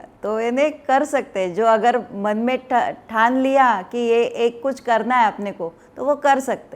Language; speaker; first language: Hindi; non-native, local second language; Marathi